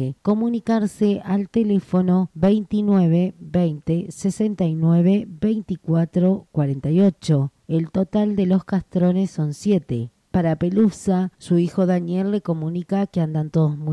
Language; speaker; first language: Spanish; native; Spanish